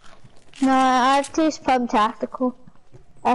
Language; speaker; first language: English; native; English